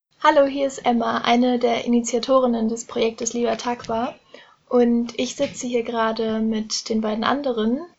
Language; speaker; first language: German; native; German